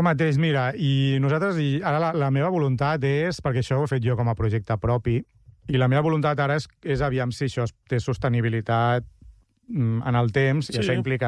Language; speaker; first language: Catalan; native; Catalan